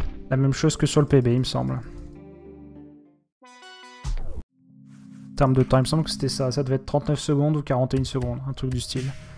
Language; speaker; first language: French; native; French